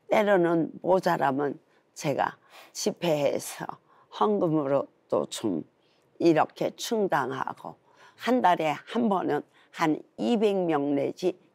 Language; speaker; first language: Korean; native; Korean